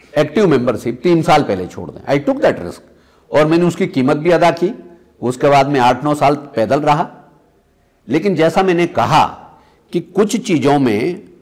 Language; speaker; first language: Hindi; native; Hindi